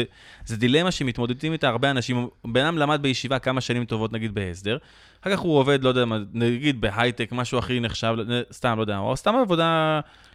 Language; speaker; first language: Hebrew; native; Hebrew